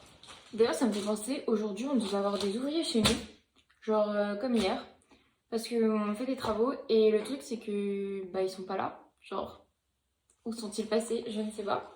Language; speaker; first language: French; native; French